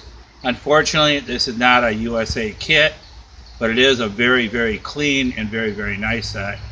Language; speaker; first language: English; native; English